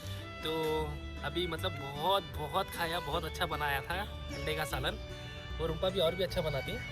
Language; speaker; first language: Hindi; non-native, local second language; Bangla